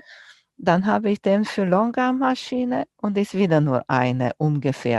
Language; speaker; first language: German; non-native, fluent; Romanian